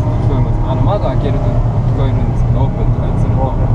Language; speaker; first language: Japanese; native; Japanese